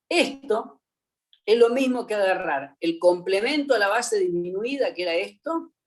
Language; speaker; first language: Spanish; native; Spanish